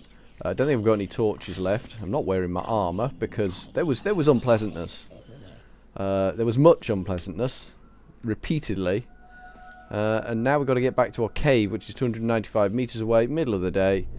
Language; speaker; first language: English; native; English